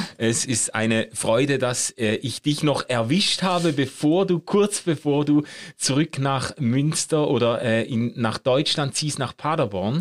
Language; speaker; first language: German; native; German